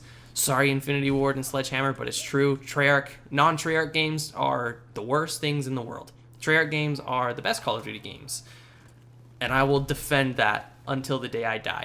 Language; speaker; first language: English; native; English